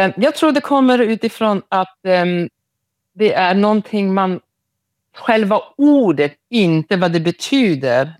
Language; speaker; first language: Swedish; non-native, local second language; Romany